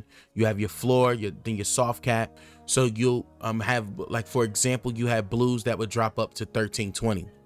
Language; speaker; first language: English; native; English